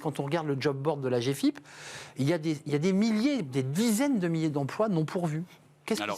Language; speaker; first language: French; native; French